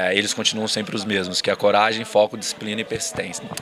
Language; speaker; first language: Portuguese; native; Portuguese